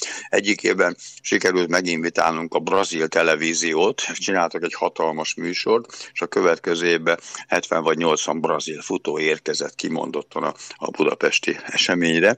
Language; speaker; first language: Hungarian; native; Hungarian